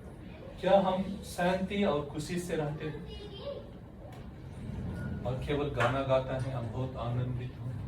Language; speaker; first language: Hindi; non-native, local second language; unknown